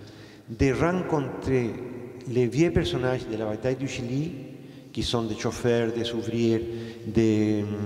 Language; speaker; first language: French; non-native, fluent; Spanish